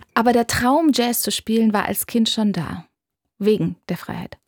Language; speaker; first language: German; native; German